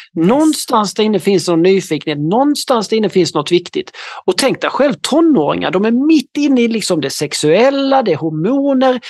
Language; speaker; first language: Swedish; native; Swedish